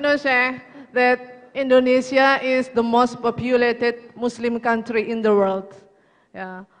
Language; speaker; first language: English; non-native, learner; Indonesian